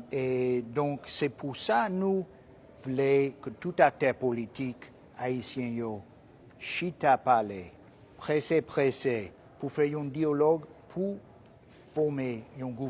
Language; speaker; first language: Haitian Creole; non-native, fluent; English